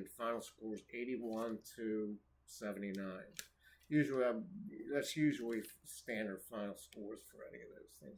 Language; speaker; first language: English; native; English